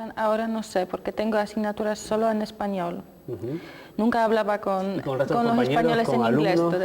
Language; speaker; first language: Spanish; non-native, learner; Polish